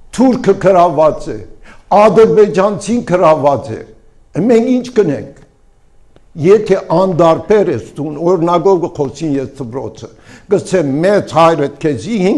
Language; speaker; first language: Armenian; early bilingual, heritage; Armenian